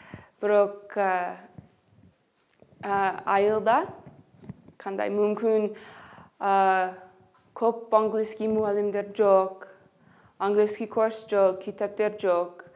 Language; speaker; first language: Kyrgyz; non-native, learner; English